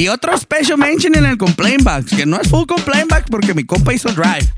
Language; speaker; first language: Spanish; early bilingual, other home language; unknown